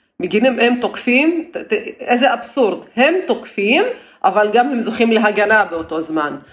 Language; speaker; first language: Hebrew; non-native, local second language; Arabic